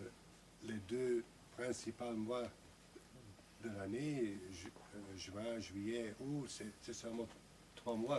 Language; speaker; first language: French; non-native, local second language; Dutch